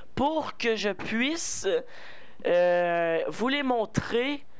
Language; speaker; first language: French; native; French